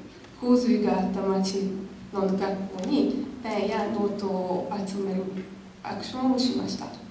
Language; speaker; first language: Japanese; non-native, learner; Hungarian